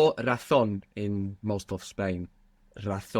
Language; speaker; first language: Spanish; non-native, fluent; English